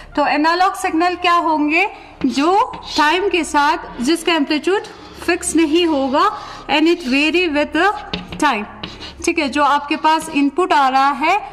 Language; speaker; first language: Hindi; non-native, local second language; Ladakhi